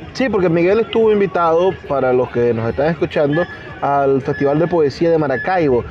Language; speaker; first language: Spanish; native; Spanish